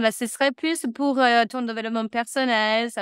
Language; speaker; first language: French; non-native, fluent; English